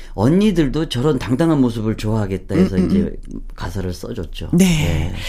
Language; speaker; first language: Korean; native; Korean